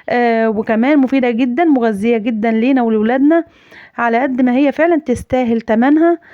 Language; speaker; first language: Arabic; native; Arabic